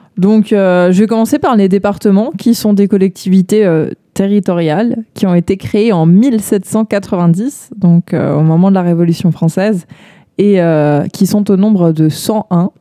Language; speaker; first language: French; native; French